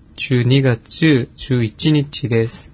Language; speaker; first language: Japanese; non-native, fluent; Korean